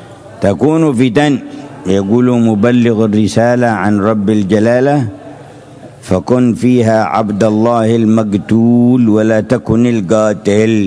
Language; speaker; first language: Arabic; native; Arabic